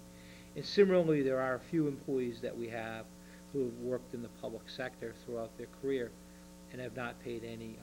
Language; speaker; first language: English; native; English